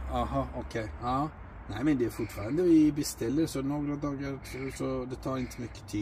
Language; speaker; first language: Swedish; non-native, fluent; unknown